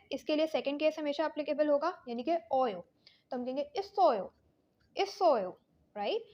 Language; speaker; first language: Urdu; native; Urdu